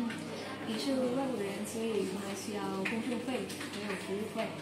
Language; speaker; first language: Chinese; non-native, fluent; Vietnamese